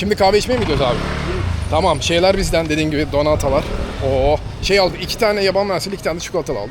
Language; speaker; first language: Turkish; non-native, fluent; Ukrainian